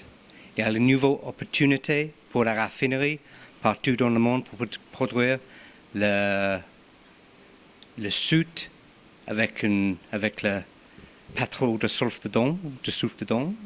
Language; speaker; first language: French; non-native, fluent; English